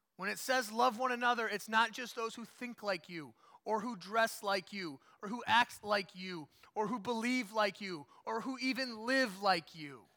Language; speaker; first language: English; native; English